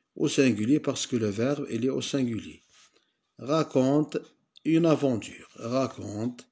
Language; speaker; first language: French; non-native, local second language; Arabic